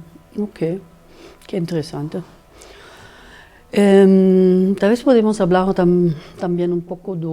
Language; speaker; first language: Spanish; non-native, fluent; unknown